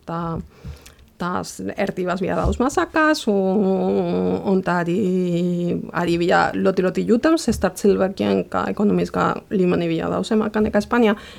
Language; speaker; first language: Latvian; non-native, fluent; Spanish